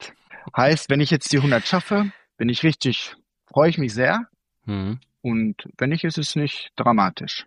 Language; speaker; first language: German; native; German